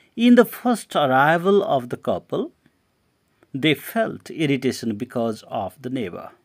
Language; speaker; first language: English; non-native, local second language; Nepali